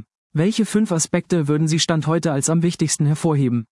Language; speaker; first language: German; native; German